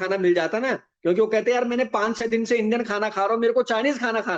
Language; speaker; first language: Hindi; native; Hindi